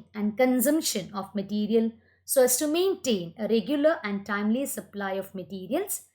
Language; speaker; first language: English; non-native, local second language; Kannada